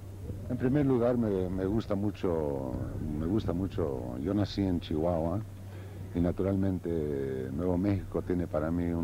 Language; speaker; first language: Spanish; early bilingual, other home language; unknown